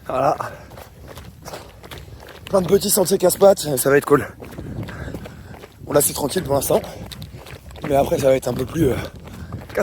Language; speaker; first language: French; native; French